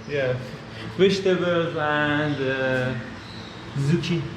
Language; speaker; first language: English; non-native, learner; Persian